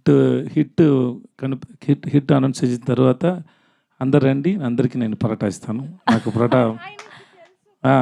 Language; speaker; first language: Telugu; non-native, learner; Tamil